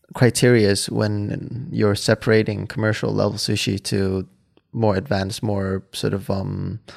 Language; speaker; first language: English; non-native, fluent; Thai